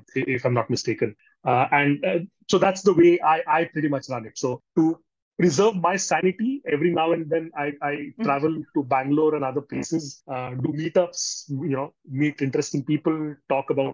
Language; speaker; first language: English; non-native, local second language; Marathi